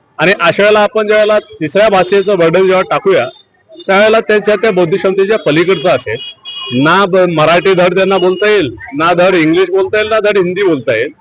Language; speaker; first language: Marathi; native; Marathi